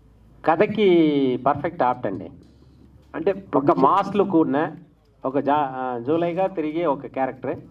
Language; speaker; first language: Telugu; native; Telugu